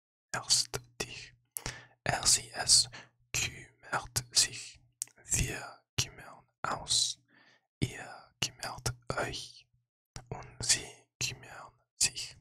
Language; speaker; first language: German; non-native, learner; English